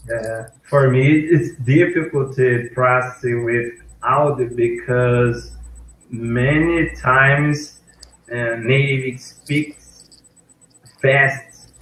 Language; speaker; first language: English; non-native, learner; Portuguese